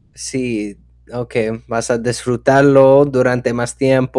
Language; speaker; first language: Spanish; non-native, fluent; English